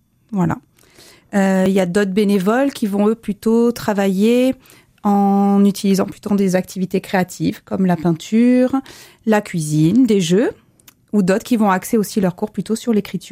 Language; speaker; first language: French; native; French